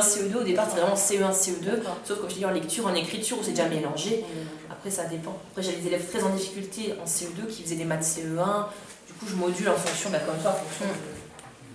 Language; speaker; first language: French; native; French